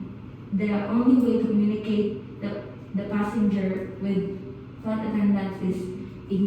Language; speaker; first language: English; non-native, learner; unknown